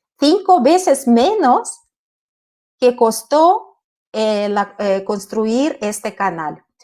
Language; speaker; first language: Spanish; non-native, fluent; Russian